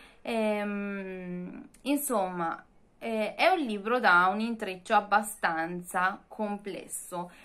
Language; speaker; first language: Italian; native; Italian